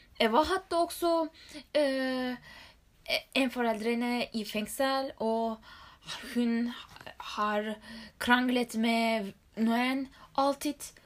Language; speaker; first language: Norwegian; non-native, learner; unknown